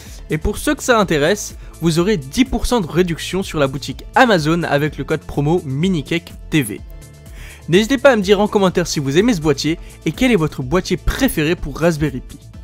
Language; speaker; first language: French; native; French